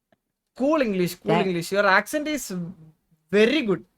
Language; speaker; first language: English; non-native, learner; Malayalam